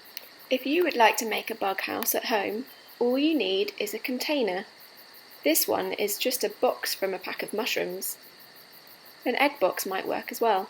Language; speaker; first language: English; native; English